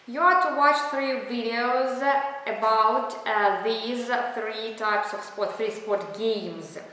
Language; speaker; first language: English; non-native, fluent; Russian